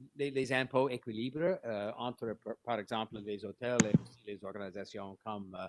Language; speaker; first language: French; non-native, learner; English